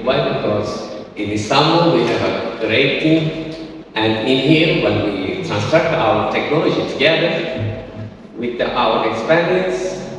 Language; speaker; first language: English; non-native, learner; Turkish